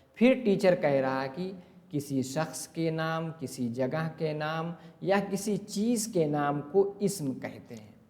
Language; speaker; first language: Urdu; native; Urdu